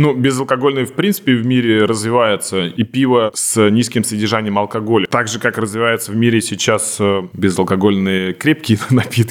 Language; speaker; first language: Russian; native; Russian